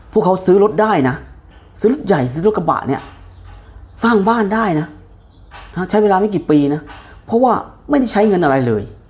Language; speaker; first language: Thai; native; Thai